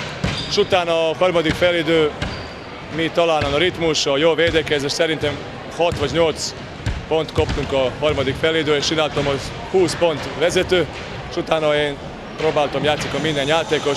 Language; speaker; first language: Hungarian; non-native, learner; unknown